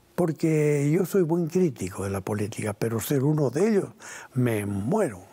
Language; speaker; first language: Spanish; native; Spanish